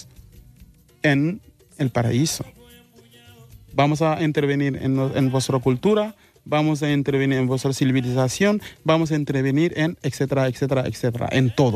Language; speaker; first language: Spanish; non-native, fluent; Mandingo